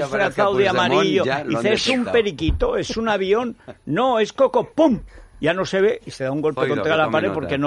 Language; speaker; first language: Spanish; native; Spanish